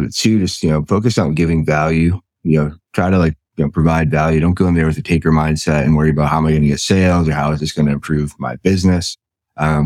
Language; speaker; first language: English; native; English